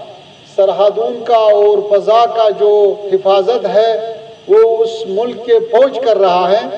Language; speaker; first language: Hindi; non-native, fluent; Pashto